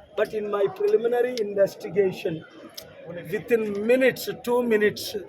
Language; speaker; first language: English; non-native, local second language; Telugu